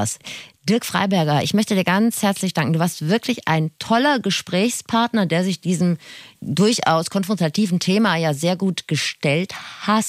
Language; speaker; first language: German; native; German